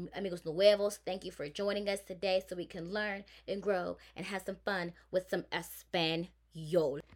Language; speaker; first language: English; native; English